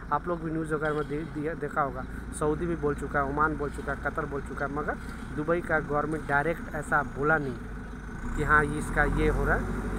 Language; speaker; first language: Hindi; native; Hindi